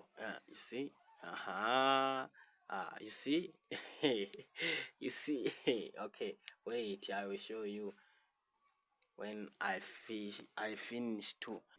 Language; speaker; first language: English; non-native, learner; Rundi